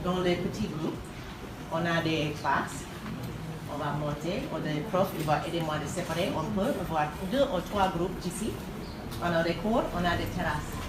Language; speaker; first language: French; non-native, learner; English